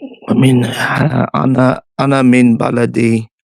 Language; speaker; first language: Arabic; non-native, learner; English